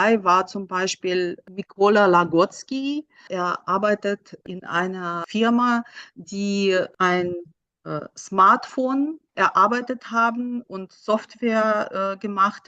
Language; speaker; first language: German; non-native, fluent; Russian